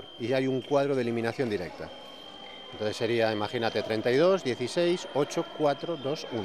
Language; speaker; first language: Spanish; native; Spanish